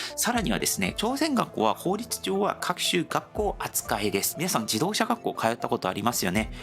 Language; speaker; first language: Japanese; non-native, fluent; Korean